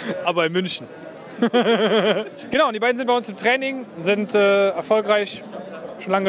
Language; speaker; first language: German; native; German